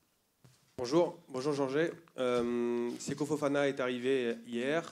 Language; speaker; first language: French; native; French